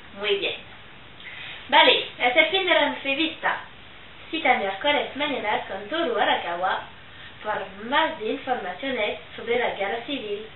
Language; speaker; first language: Spanish; non-native, learner; French